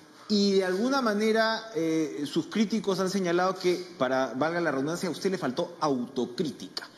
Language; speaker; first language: Spanish; native; Spanish